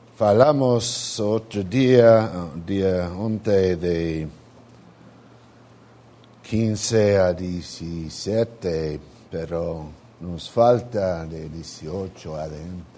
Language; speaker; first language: Portuguese; non-native, learner; Spanish